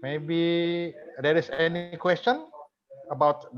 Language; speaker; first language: English; non-native, fluent; Indonesian